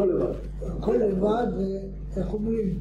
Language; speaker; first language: Hebrew; non-native, fluent; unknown